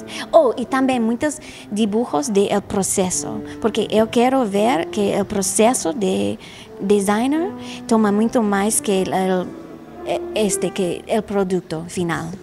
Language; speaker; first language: Portuguese; non-native, learner; English